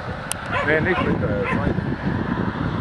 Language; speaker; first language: German; non-native, learner; Danish